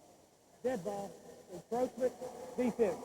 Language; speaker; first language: English; native; English